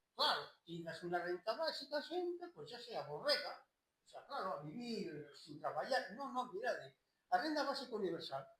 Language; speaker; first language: Galician; native; Galician